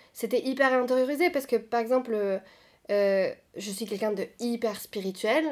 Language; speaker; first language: French; non-native, local second language; Arabic